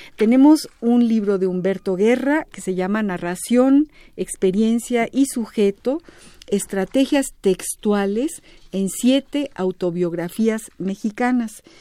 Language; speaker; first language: Spanish; native; Spanish